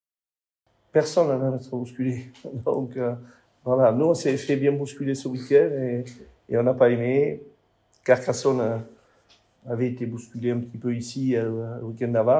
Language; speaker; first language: French; native; French